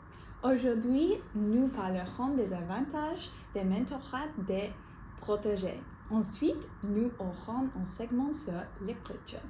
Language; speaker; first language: French; non-native, learner; English